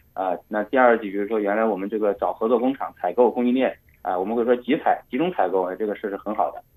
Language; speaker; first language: Chinese; native; Chinese